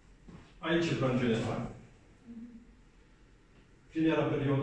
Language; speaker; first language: Romanian; non-native, learner; French